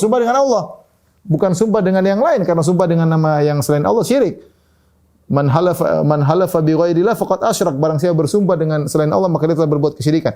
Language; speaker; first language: Indonesian; native; Indonesian